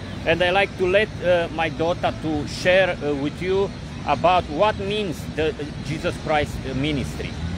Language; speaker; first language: English; non-native, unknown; Romanian